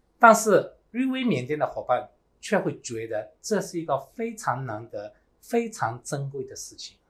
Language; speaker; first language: Chinese; early bilingual, heritage; Chinese